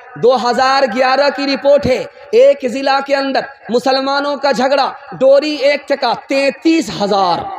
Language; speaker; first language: Urdu; non-native, local second language; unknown